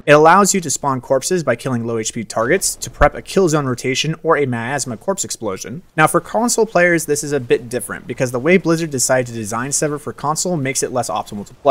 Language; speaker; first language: English; native; English